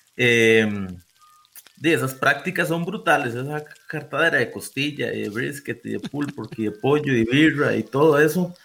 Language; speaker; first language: Spanish; native; Spanish